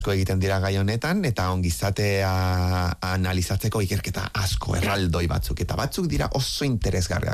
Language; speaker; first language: Basque; native; Basque